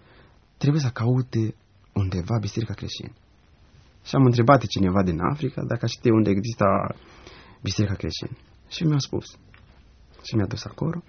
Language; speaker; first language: Romanian; non-native, learner; Rundi